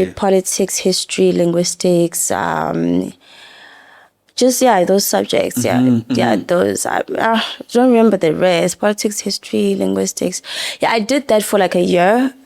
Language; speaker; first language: English; non-native, local second language; Zulu